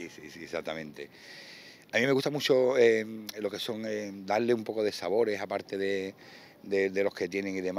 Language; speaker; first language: Spanish; native; Spanish